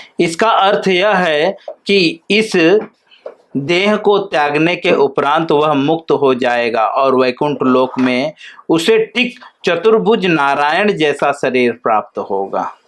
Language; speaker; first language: Hindi; native; Hindi